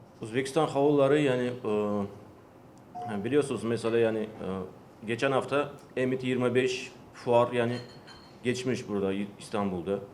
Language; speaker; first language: Turkish; non-native, learner; Uzbek